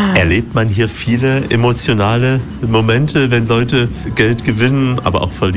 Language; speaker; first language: German; native; German